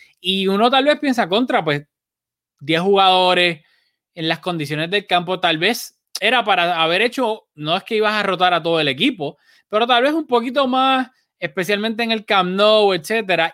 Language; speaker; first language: Spanish; native; Spanish